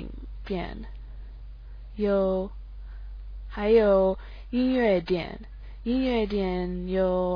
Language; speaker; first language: Chinese; non-native, learner; English